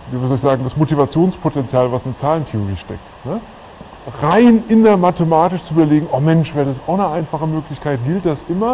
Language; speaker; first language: German; native; German